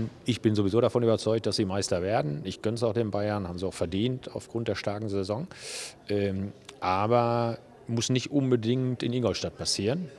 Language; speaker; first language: German; native; German